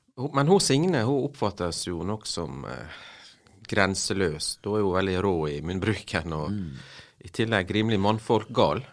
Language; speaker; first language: Norwegian; native; Norwegian